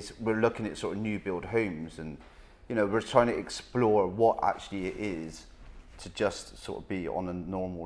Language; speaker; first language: English; native; English